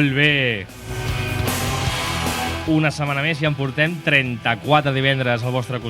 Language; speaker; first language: Catalan; native; Catalan